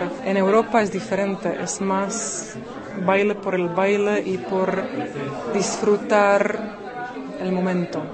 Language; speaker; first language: Spanish; non-native, fluent; Czech